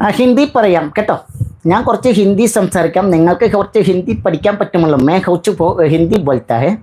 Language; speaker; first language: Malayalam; non-native, learner; Bangla